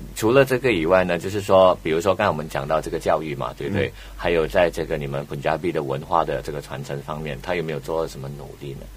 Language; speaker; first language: Chinese; native; Chinese